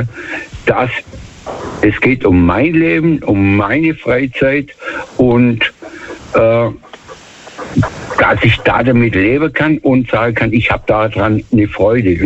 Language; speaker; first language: German; native; German